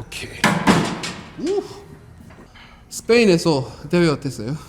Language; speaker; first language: Korean; non-native, fluent; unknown